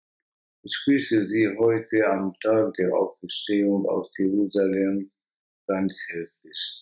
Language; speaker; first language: German; non-native, fluent; Arabic